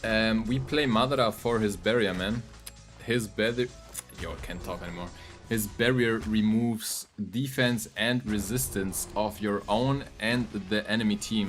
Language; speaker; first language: English; non-native, fluent; German